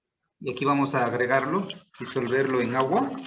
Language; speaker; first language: Spanish; non-native, local second language; Zapotec